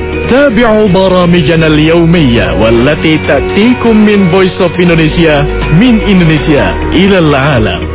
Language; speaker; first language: Arabic; non-native, fluent; Indonesian